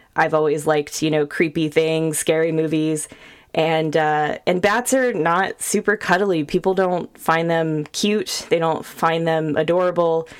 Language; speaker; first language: English; native; English